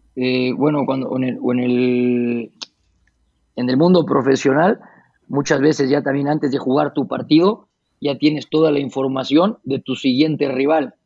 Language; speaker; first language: Spanish; native; Spanish